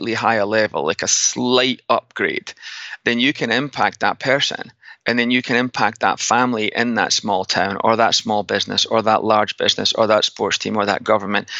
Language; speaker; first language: English; native; English